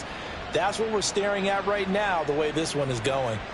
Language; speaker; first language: English; native; English